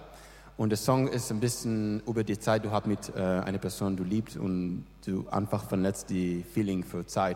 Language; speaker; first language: German; non-native, learner; English